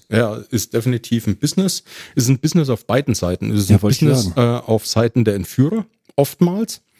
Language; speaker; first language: German; native; German